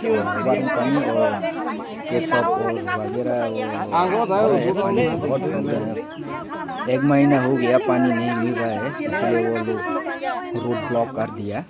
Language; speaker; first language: Hindi; non-native, local second language; Kok Borok